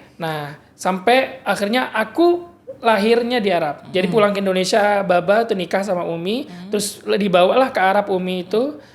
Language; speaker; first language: Indonesian; early bilingual, heritage; Madurese